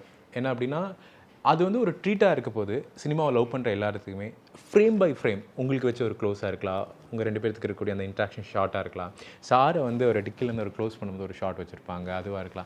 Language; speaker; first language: Tamil; native; Tamil